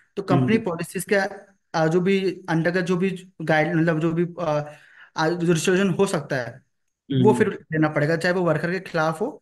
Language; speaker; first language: Hindi; native; Hindi